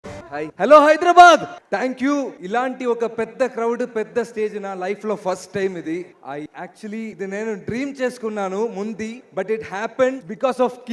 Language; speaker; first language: Telugu; non-native, learner; Malayalam